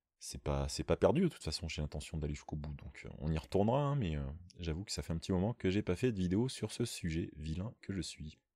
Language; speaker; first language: French; native; French